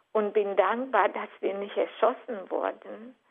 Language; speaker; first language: German; non-native, fluent; Hungarian